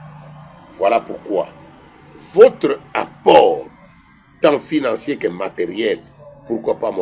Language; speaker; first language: French; non-native, local second language; Kongo